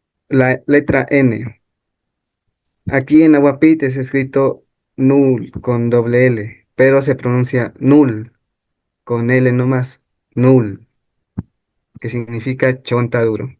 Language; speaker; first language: Spanish; non-native, local second language; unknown